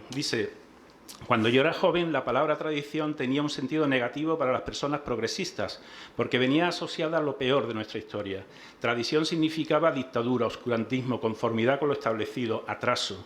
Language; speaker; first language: Spanish; native; Spanish